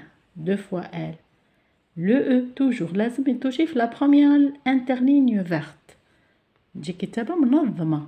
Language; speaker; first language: French; non-native, local second language; Arabic